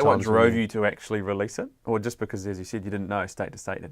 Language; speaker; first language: English; native; English